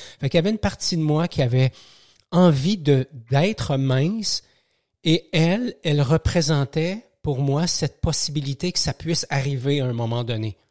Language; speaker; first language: French; native; French